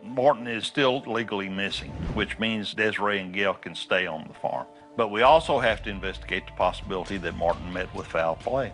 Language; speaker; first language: English; native; English